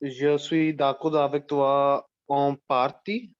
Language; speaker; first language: French; non-native, learner; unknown